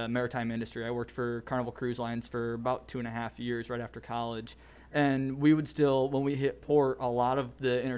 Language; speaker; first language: English; native; English